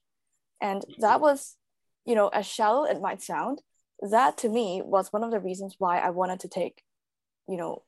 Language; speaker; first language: English; non-native, local second language; Cantonese